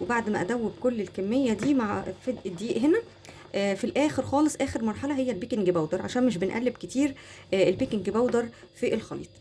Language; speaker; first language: Arabic; native; Arabic